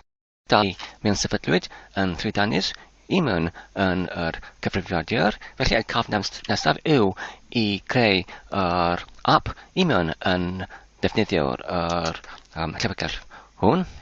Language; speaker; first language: Welsh; non-native, learner; English